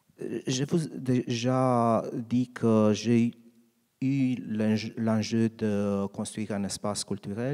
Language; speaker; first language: French; non-native, learner; Romanian